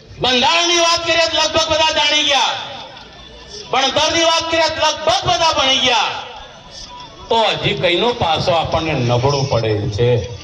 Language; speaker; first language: Gujarati; non-native, local second language; Bhili